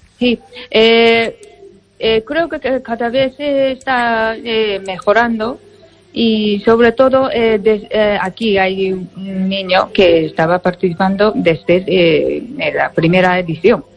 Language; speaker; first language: Spanish; non-native, fluent; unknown